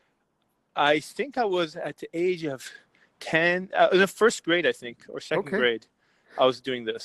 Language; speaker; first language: English; early bilingual, other home language; Persian